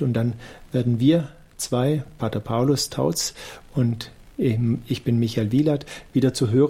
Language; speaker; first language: German; native; German